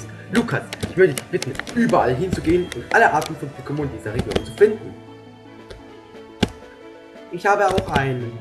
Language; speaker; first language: German; native; German